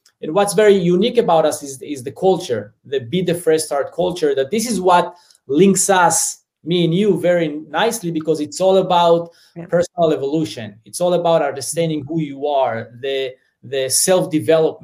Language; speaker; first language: English; non-native, fluent; Hebrew